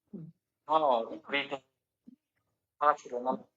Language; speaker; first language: Italian; non-native, learner; Bangla